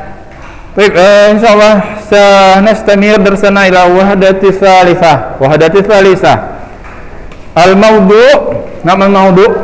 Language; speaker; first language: Arabic; non-native, fluent; Indonesian